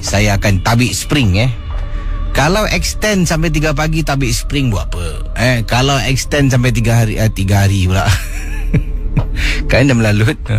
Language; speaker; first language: Malay; native; Malay